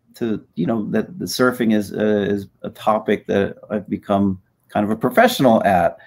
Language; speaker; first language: English; native; English